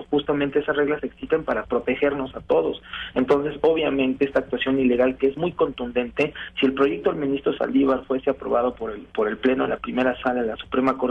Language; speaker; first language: Spanish; native; Spanish